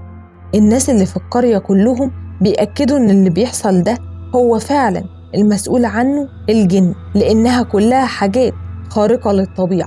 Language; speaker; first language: Arabic; native; Arabic